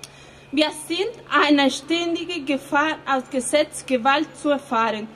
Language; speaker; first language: German; non-native, fluent; Spanish